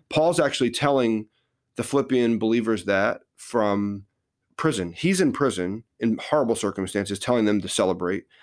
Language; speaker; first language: English; native; English